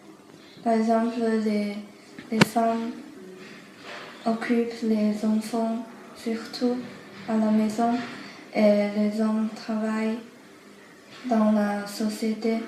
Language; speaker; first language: French; non-native, learner; Chinese